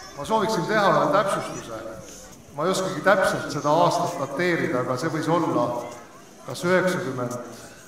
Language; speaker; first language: Estonian; native; Estonian